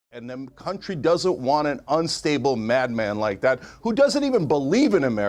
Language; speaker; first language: English; native; English